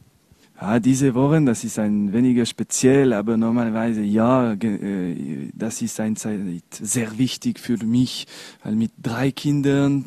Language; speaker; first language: German; non-native, local second language; French